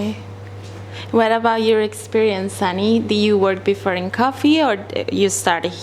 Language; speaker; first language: English; non-native, fluent; Spanish